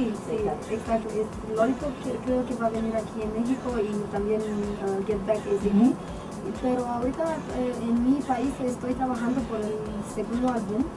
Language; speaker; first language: Spanish; non-native, learner; Romanian